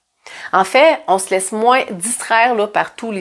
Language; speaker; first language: French; native; French